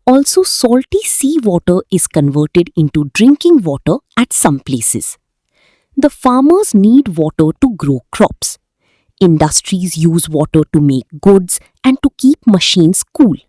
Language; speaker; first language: English; non-native, local second language; Gujarati